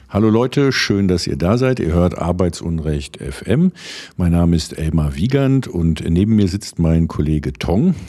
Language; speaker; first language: German; native; German